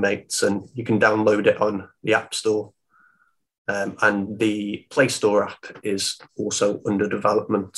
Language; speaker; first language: English; native; English